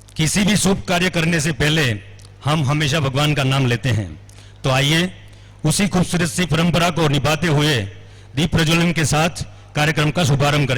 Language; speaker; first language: Hindi; non-native, local second language; Gujarati